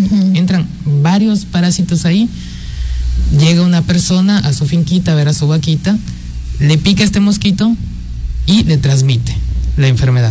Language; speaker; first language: Spanish; native; Spanish